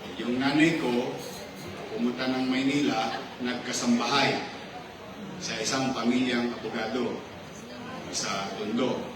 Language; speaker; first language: Filipino; native; Filipino